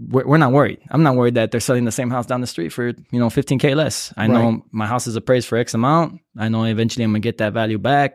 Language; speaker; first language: English; native; English